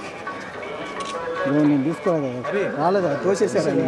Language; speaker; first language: Telugu; native; Telugu